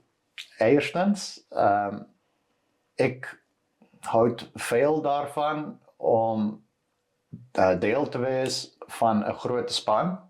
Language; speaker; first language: Dutch; non-native, learner; Afrikaans